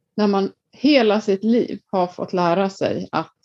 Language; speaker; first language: Swedish; non-native, fluent; Icelandic